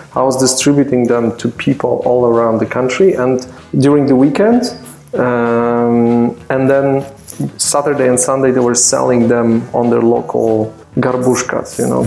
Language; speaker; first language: English; non-native, fluent; Polish